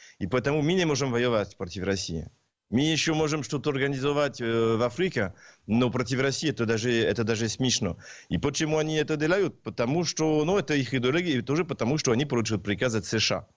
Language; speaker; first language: Russian; non-native, learner; French